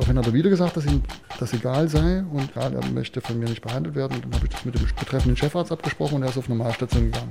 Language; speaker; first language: German; native; German